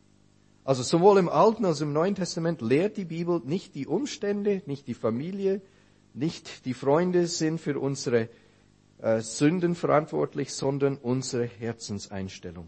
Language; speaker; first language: German; non-native, fluent; English